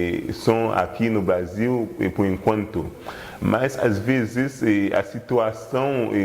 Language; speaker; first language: Portuguese; non-native, learner; Haitian Creole